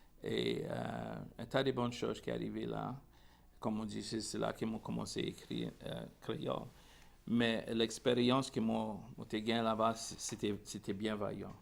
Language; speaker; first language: French; non-native, local second language; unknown